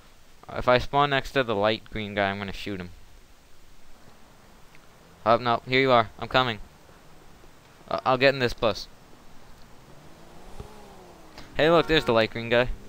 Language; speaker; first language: English; native; English